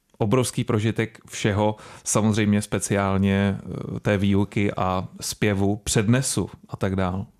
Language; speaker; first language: Czech; native; Czech